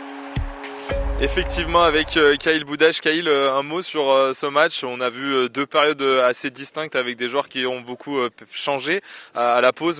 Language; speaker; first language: French; native; French